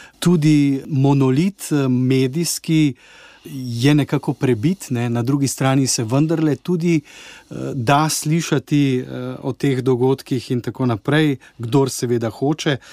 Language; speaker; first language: Slovenian; native; Slovenian